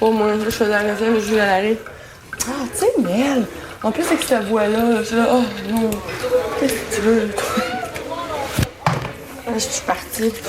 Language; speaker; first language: French; native; French